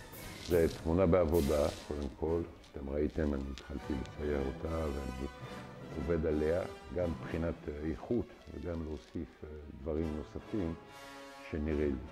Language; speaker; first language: Hebrew; non-native, fluent; French